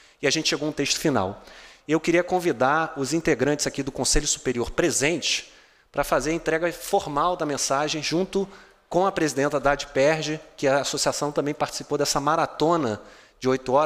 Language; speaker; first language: Portuguese; native; Portuguese